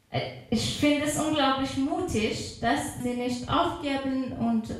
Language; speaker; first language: German; non-native, fluent; Persian